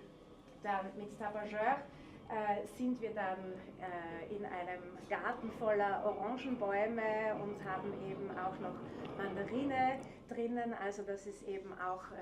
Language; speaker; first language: German; native; German